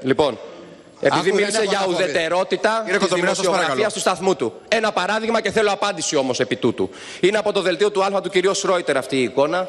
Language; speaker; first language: Greek; native; Greek